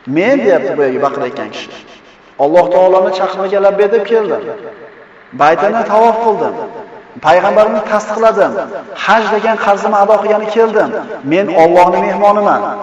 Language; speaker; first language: Uzbek; native; Uzbek